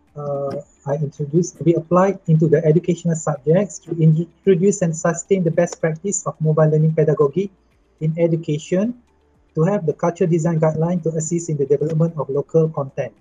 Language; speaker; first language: English; non-native, local second language; Malay